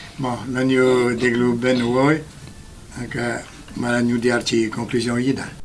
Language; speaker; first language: Wolof; non-native, fluent; French